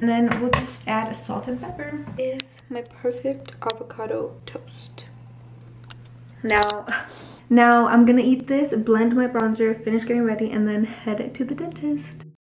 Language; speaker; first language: English; early bilingual, other home language; Spanish